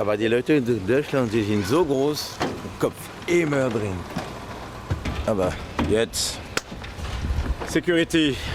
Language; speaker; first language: German; non-native, learner; French